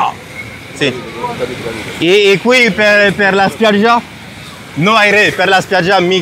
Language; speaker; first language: Italian; non-native, learner; French